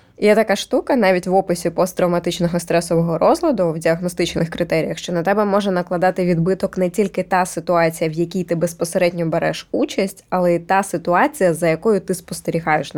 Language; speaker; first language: Ukrainian; native; Ukrainian